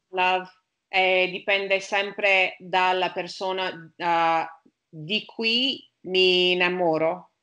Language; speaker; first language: Italian; non-native, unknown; English